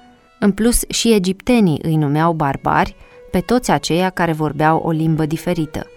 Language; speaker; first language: Romanian; native; Romanian